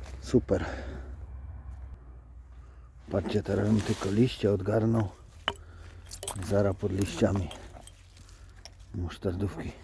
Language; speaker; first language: Polish; native; Polish